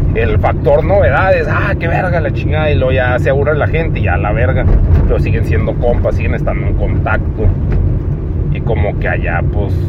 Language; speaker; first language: Spanish; native; Spanish